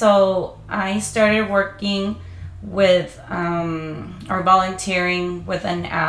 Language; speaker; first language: English; non-native, fluent; Spanish